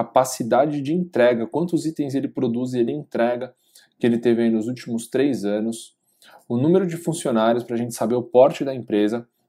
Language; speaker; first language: Portuguese; native; Portuguese